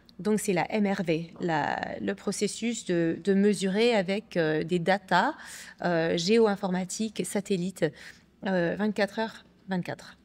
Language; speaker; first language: French; early bilingual, other home language; English